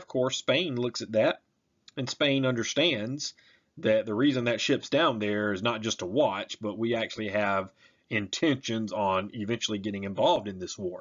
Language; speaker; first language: English; native; English